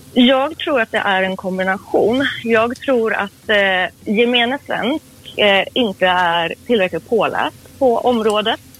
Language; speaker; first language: Swedish; early bilingual, other home language; Persian